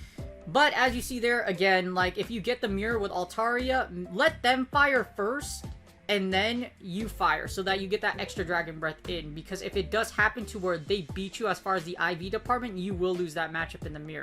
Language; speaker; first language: English; native; English